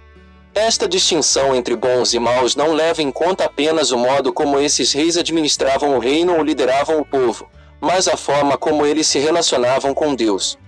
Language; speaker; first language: Portuguese; native; Portuguese